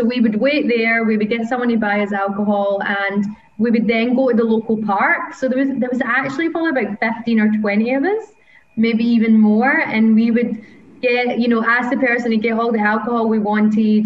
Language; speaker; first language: English; native; English